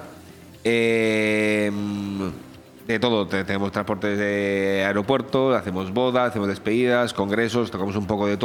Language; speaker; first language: Spanish; native; Spanish